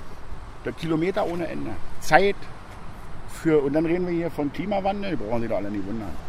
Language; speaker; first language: German; native; German